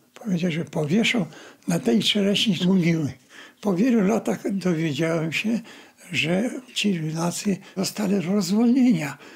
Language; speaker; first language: Polish; native; Polish